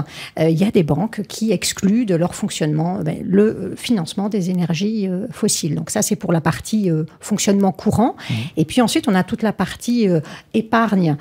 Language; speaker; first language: French; native; French